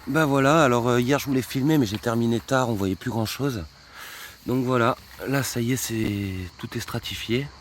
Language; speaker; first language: French; native; French